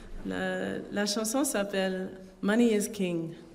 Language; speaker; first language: French; non-native, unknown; English